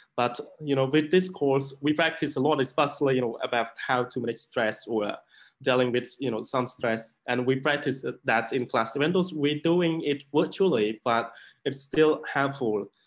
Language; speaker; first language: English; non-native, learner; Khmer